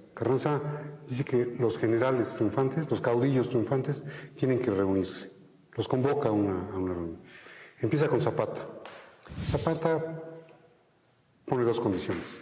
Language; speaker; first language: Spanish; native; Spanish